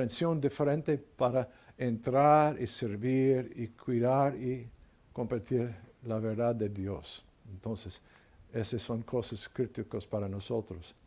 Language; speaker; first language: Spanish; non-native, learner; English